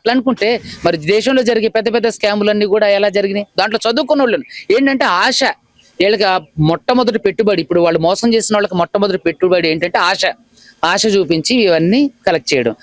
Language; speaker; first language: Telugu; native; Telugu